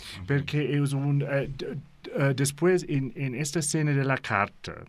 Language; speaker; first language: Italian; non-native, learner; English